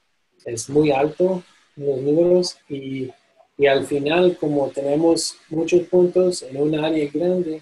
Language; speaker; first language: Spanish; non-native, fluent; English